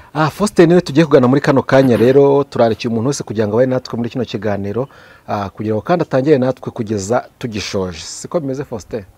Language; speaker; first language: Kinyarwanda; native; Kinyarwanda